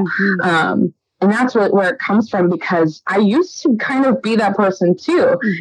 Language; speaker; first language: English; native; English